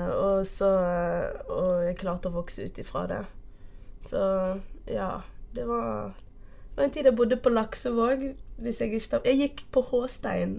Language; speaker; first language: Norwegian; early bilingual, other home language; Portuguese